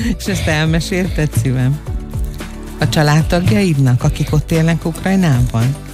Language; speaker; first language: Hungarian; native; Hungarian